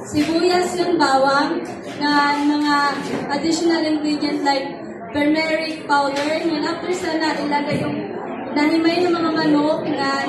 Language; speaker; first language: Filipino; non-native, local second language; Hiligaynon